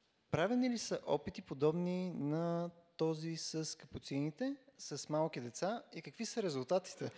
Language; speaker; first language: Bulgarian; native; Bulgarian